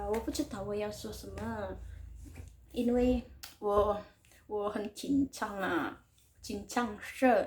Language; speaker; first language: Chinese; non-native, learner; Indonesian